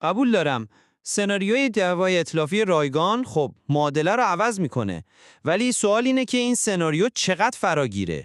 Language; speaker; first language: Persian; native; Persian